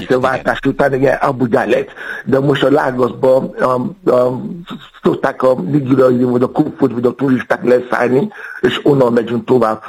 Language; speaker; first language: Hungarian; non-native, fluent; Yoruba